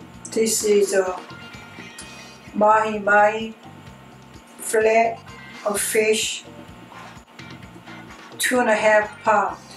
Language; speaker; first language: English; non-native, learner; Korean